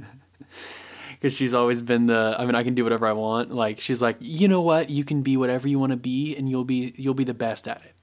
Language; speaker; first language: English; native; English